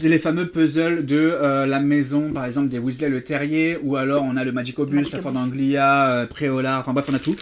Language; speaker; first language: French; native; French